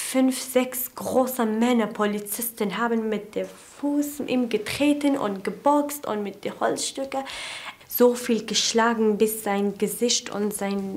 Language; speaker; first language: German; non-native, fluent; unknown